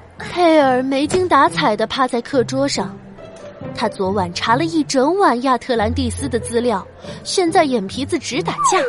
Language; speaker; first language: Chinese; native; Chinese